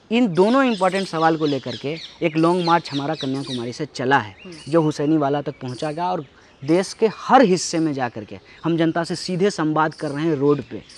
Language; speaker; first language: Hindi; native; Hindi